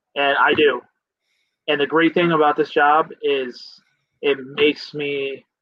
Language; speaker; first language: English; native; English